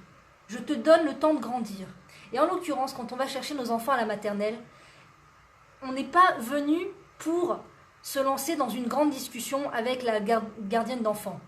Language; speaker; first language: French; native; French